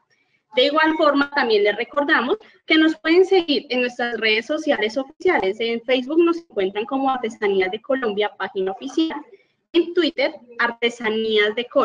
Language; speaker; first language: Spanish; native; Spanish